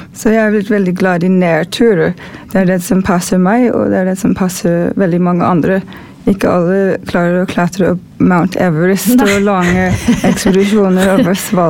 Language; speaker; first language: Norwegian; non-native, fluent; English